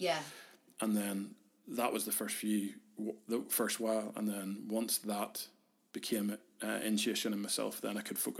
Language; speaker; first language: English; native; English